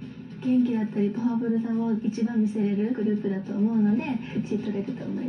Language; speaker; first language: Japanese; native; Japanese